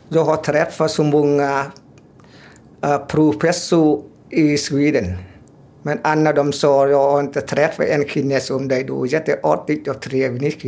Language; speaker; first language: Swedish; non-native, learner; Vietnamese